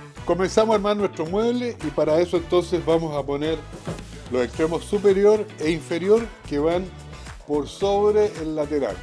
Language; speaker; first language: Spanish; native; Spanish